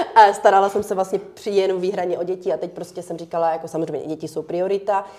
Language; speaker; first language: Czech; early bilingual, other home language; Ukrainian